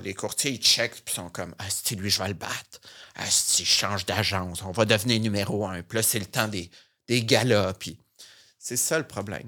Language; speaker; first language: French; native; French